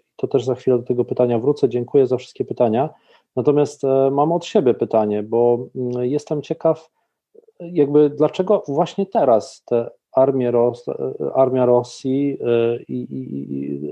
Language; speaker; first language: Polish; native; Polish